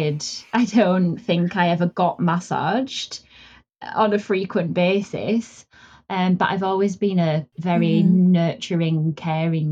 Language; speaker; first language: English; native; English